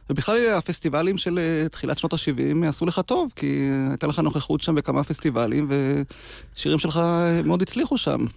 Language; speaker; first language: Hebrew; native; Hebrew